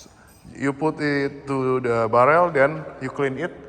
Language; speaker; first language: English; non-native, fluent; Indonesian